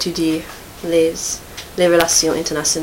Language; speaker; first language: French; non-native, learner; English